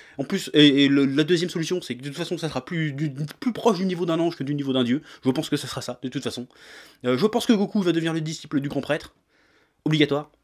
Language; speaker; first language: French; native; French